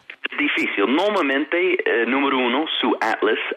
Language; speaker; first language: Spanish; non-native, fluent; English